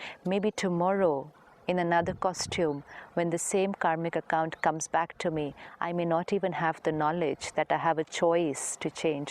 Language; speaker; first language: English; non-native, local second language; Hindi